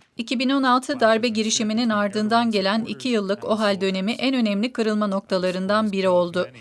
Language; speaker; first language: Turkish; native; Turkish